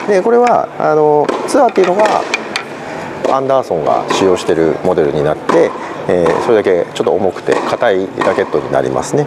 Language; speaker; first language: Japanese; native; Japanese